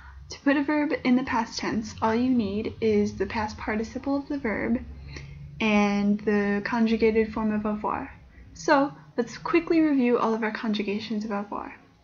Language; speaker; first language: English; native; English